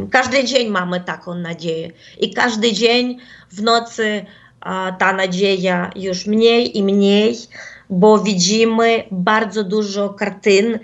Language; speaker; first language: Polish; non-native, fluent; Ukrainian